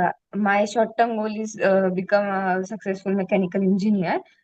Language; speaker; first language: English; non-native, learner; Marathi